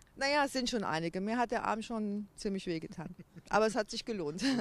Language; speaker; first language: German; native; German